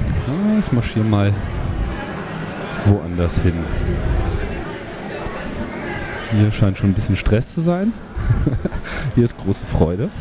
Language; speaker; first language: German; native; German